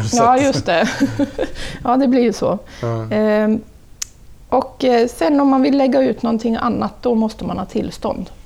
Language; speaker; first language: Swedish; native; Swedish